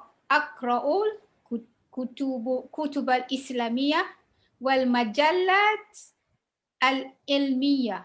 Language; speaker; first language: Arabic; non-native, learner; Malay